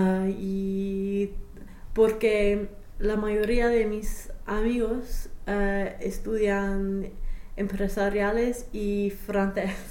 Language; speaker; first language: Spanish; non-native, fluent; English